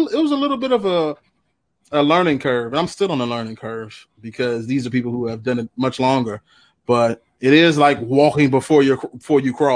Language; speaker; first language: English; native; English